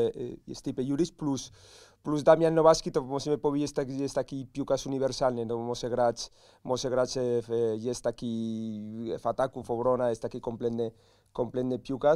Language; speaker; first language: Polish; non-native, learner; Spanish